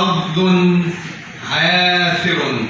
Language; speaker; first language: Arabic; native; Arabic